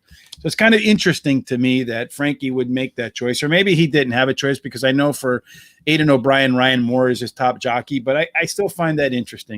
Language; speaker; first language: English; native; English